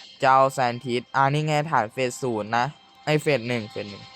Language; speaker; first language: Thai; native; Thai